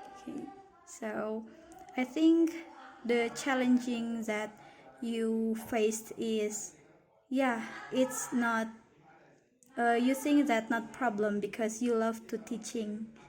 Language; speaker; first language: English; non-native, learner; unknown